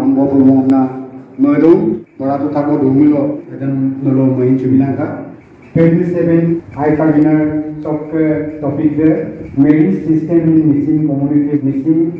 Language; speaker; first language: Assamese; non-native, local second language; Mising